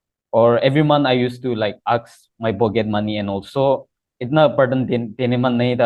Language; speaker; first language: Hindi; non-native, local second language; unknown